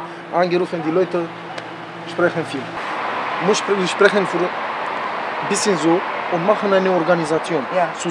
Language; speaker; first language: German; non-native, learner; Romanian